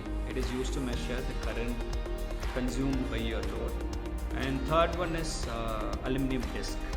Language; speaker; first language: English; non-native, local second language; Tamil